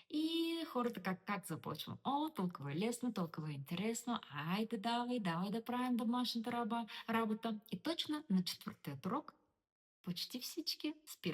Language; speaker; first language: Bulgarian; non-native, learner; Russian